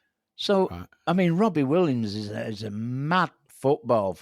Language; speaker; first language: English; native; English